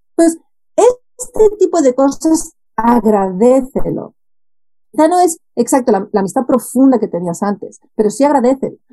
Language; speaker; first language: Spanish; native; Spanish